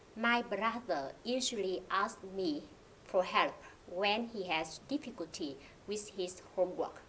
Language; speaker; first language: English; non-native, fluent; Vietnamese